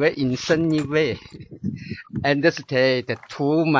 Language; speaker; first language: English; non-native, learner; Chinese